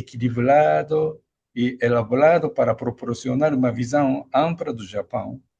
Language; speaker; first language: Portuguese; non-native, fluent; Japanese